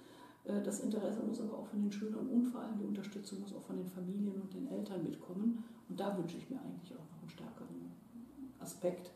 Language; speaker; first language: German; native; German